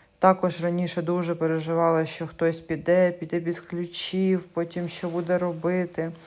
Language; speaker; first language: Ukrainian; non-native, local second language; Russian